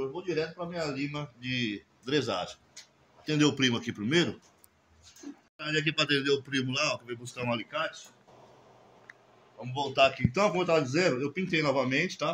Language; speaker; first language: Portuguese; native; Portuguese